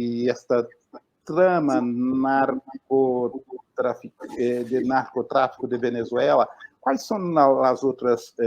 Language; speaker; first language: Spanish; non-native, fluent; Portuguese